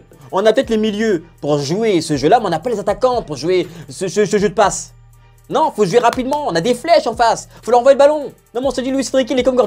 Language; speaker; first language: French; native; French